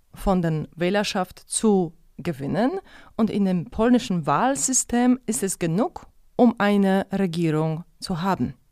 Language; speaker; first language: German; non-native, fluent; Polish